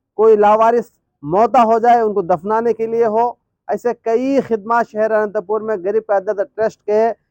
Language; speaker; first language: Urdu; native; Urdu